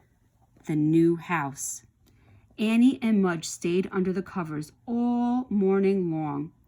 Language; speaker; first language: English; native; English